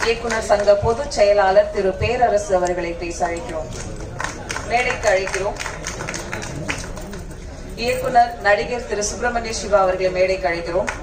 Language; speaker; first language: Tamil; native; Tamil